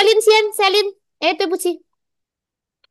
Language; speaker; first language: Chinese; non-native, fluent; Indonesian